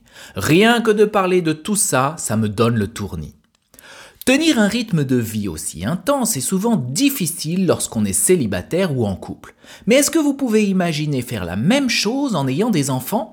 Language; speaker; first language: French; native; French